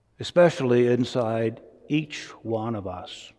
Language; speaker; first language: English; native; English